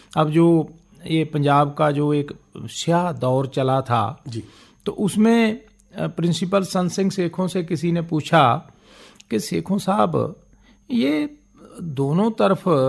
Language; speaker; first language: Hindi; non-native, local second language; Punjabi